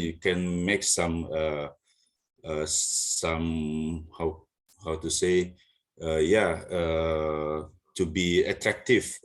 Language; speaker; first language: English; non-native, learner; Indonesian